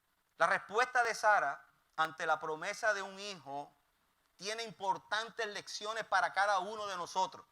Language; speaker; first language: Spanish; native; Spanish